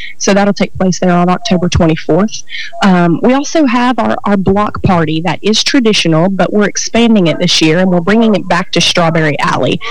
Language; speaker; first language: English; native; English